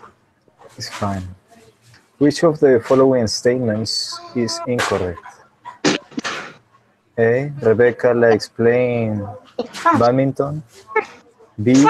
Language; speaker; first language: English; non-native, learner; Spanish